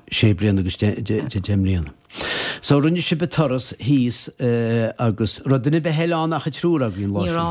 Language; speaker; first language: Irish; native; Irish